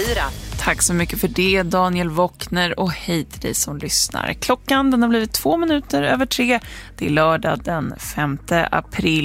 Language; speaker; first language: Swedish; native; Swedish